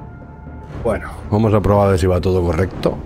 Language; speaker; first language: Spanish; native; Spanish